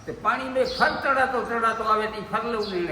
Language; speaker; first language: Gujarati; native; Gujarati